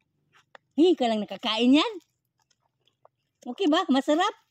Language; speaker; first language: Filipino; non-native, local second language; Cebuano